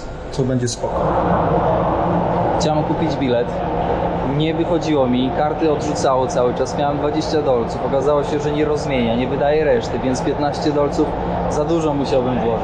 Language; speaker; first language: Polish; native; Polish